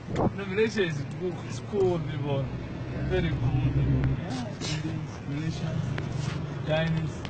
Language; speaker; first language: English; non-native, learner; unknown